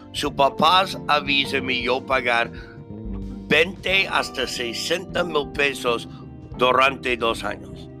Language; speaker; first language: Spanish; non-native, learner; English